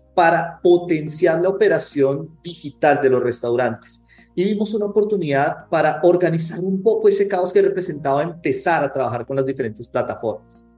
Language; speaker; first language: Spanish; native; Spanish